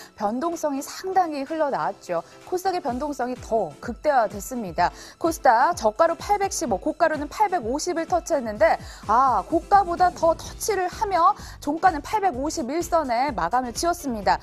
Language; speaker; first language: Korean; native; Korean